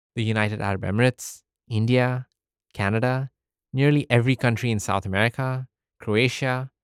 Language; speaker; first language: English; early bilingual, other home language; Arabic